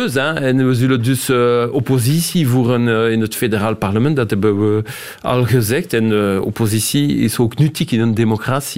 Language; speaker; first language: Dutch; non-native, local second language; French